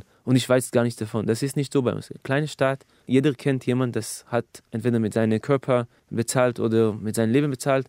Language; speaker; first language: German; non-native, fluent; Hebrew